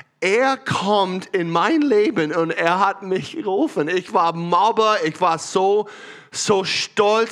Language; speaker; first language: German; non-native, learner; English